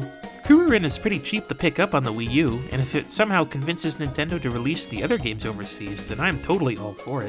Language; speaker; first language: English; native; English